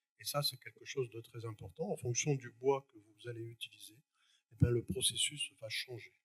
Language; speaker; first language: French; native; French